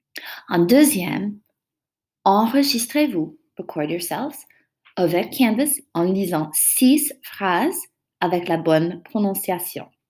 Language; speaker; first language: French; non-native, fluent; English